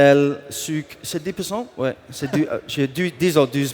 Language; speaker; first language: French; non-native, learner; English